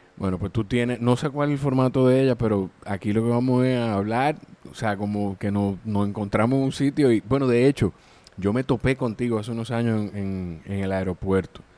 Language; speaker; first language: Spanish; native; Spanish